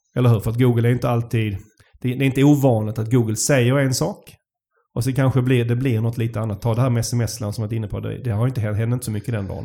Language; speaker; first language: Swedish; native; Swedish